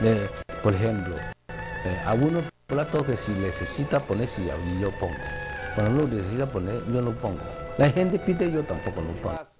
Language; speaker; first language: Spanish; non-native, learner; Cantonese